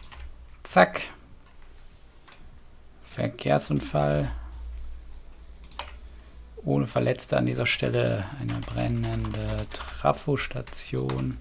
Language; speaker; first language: German; native; German